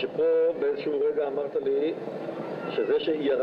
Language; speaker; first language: Hebrew; native; Hebrew